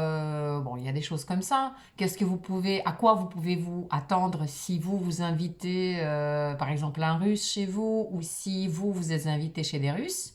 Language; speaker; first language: French; non-native, fluent; Russian